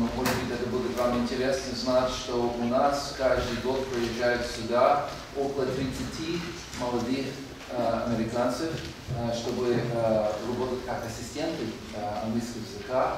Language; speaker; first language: Russian; non-native, fluent; English